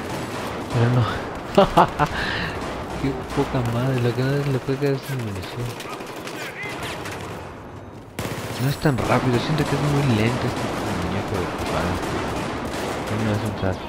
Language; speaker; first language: Spanish; native; Spanish